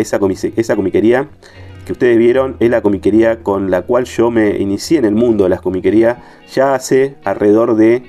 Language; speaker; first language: Spanish; native; Spanish